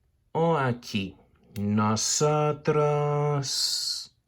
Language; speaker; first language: Spanish; non-native, fluent; English